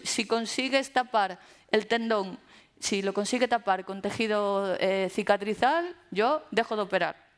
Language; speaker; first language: Spanish; native; Spanish